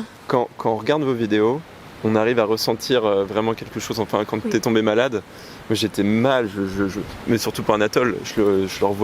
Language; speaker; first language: French; native; French